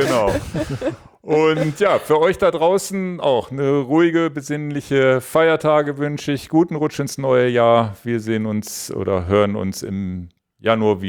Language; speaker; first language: German; native; German